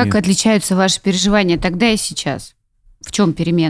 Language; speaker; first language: Russian; native; Russian